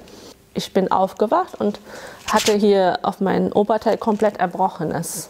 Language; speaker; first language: German; early bilingual, other home language; Tamil